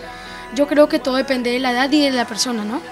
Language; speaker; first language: Spanish; native; Spanish